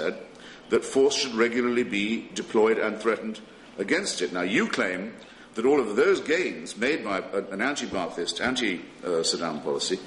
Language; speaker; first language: English; native; English